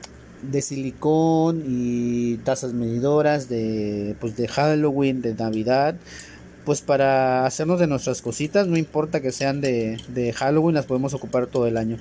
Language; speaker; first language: Spanish; native; Spanish